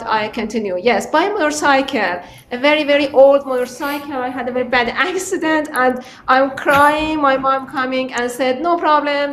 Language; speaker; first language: English; non-native, learner; Persian